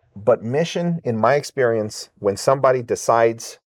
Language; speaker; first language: English; native; English